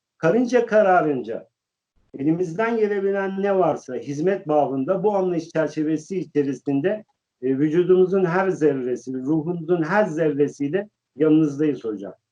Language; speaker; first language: Turkish; native; Turkish